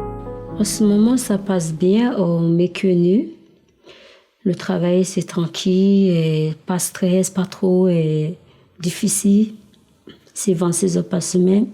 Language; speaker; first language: French; non-native, learner; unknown